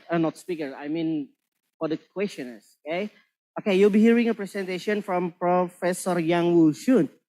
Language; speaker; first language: English; non-native, fluent; Indonesian